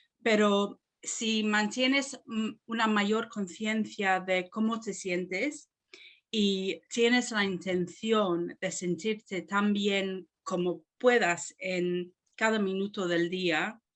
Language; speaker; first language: Spanish; non-native, fluent; English